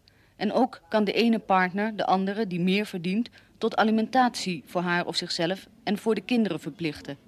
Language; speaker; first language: Dutch; native; Dutch